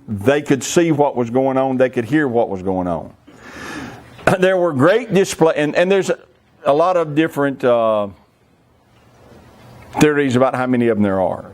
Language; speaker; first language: English; native; English